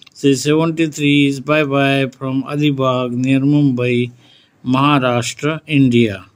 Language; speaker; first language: Hindi; non-native, local second language; Marathi